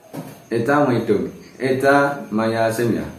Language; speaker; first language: Russian; non-native, learner; Indonesian